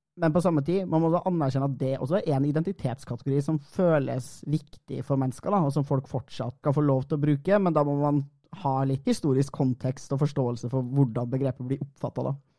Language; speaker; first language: Norwegian; native; Norwegian